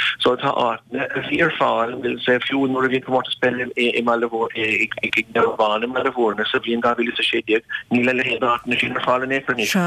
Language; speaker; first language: Irish; non-native, local second language; English